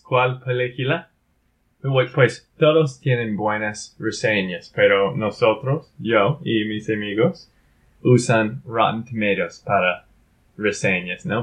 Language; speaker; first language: Spanish; non-native, learner; English